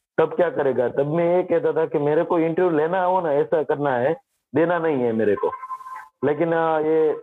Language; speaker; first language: Hindi; non-native, local second language; Gujarati